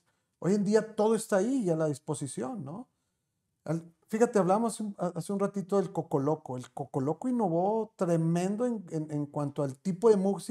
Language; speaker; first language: Spanish; native; Spanish